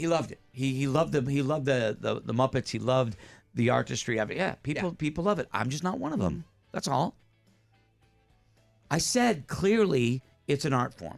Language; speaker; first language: English; native; English